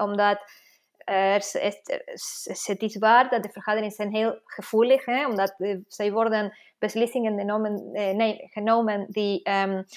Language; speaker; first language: Dutch; non-native, fluent; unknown